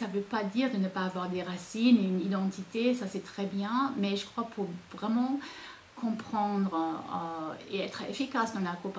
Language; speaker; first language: French; non-native, fluent; German